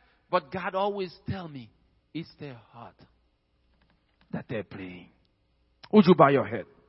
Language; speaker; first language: English; non-native, fluent; Haitian Creole